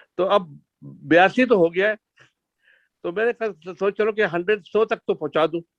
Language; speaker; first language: Urdu; non-native, fluent; Arabic